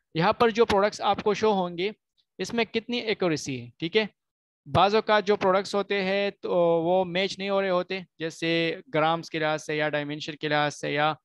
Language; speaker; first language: Urdu; non-native, local second language; Punjabi